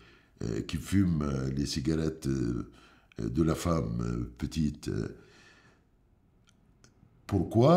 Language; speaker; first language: French; non-native, fluent; Arabic